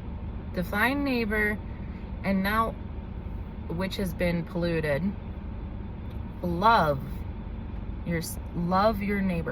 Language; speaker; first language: English; native; English